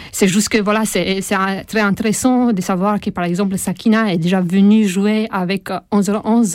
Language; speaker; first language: French; non-native, fluent; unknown